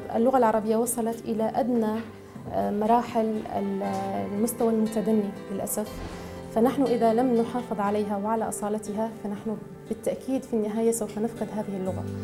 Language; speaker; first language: Arabic; native; Arabic